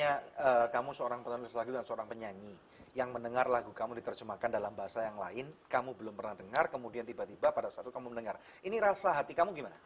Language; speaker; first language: Indonesian; native; Indonesian